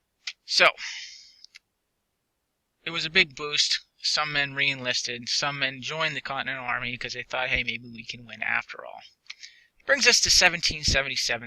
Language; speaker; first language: English; native; English